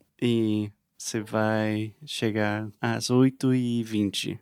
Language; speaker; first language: Portuguese; non-native, learner; English